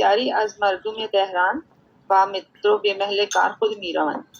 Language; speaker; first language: Persian; non-native, learner; Urdu